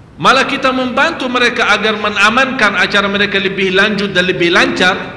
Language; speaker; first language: Malay; non-native, fluent; Arabic